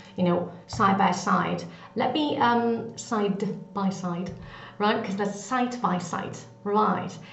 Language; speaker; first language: English; non-native, fluent; Greek